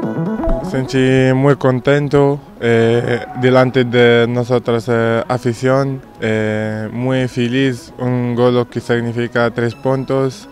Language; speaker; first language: Spanish; non-native, fluent; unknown